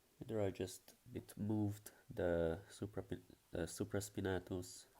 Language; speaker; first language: English; non-native, fluent; Hungarian